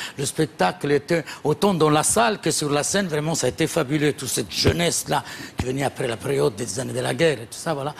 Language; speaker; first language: French; non-native, fluent; Italian